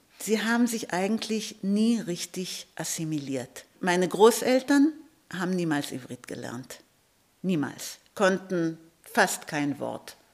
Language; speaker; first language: German; early bilingual, heritage; Hebrew